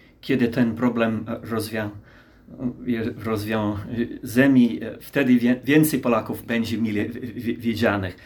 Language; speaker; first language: Polish; non-native, learner; English